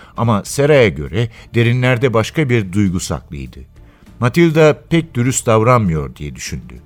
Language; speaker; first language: Turkish; native; Turkish